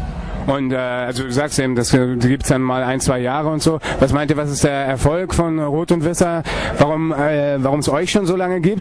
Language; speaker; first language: German; native; German